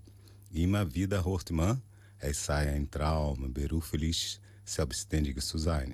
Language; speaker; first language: German; non-native, learner; Portuguese